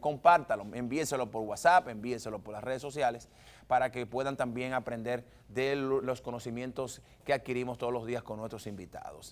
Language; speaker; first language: Spanish; native; Spanish